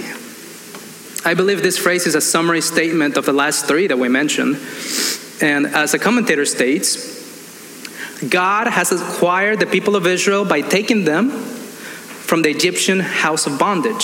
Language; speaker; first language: English; non-native, fluent; Spanish